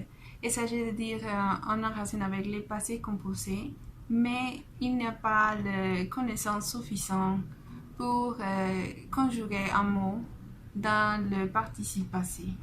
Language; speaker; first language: French; non-native, fluent; Spanish